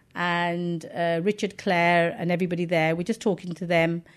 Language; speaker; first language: English; native; English